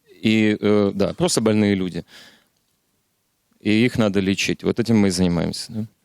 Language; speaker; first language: Russian; native; Russian